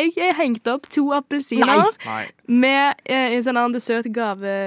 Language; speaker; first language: Norwegian; native; Norwegian